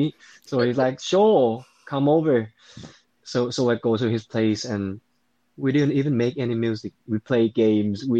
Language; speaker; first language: English; non-native, fluent; Thai